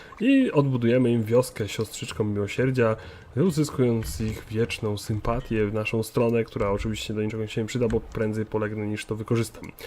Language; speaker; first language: Polish; native; Polish